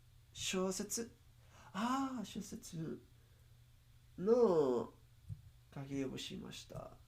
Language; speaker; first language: Japanese; non-native, learner; English